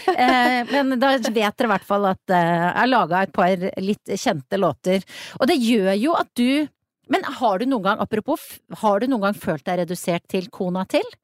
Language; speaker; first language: Norwegian; native; Norwegian